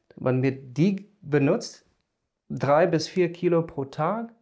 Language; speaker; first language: German; non-native, fluent; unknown